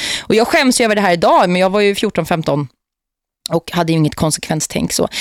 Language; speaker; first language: Swedish; native; Swedish